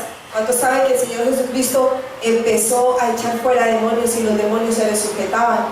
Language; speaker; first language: Spanish; native; Spanish